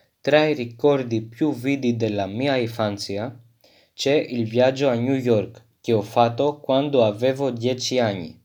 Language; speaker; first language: Italian; non-native, learner; French